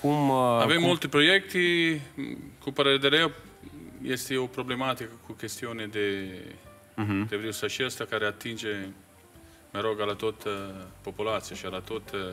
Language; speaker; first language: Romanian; non-native, fluent; Italian